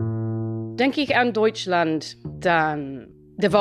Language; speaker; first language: German; non-native, fluent; English